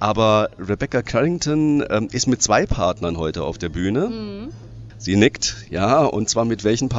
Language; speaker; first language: German; native; German